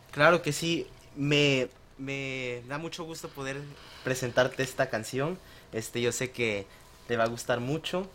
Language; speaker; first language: Spanish; native; Spanish